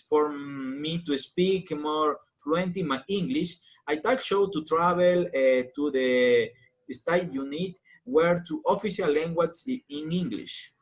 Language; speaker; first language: English; non-native, learner; Spanish